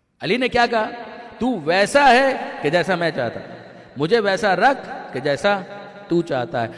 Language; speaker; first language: Urdu; non-native, local second language; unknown